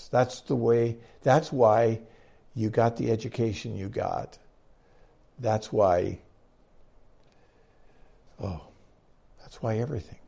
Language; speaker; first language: English; native; English